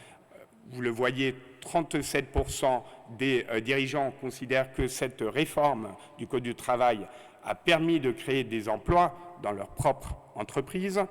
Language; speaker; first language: French; native; French